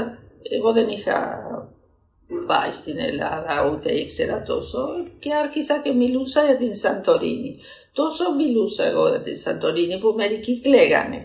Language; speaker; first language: Greek; early bilingual, heritage; Greek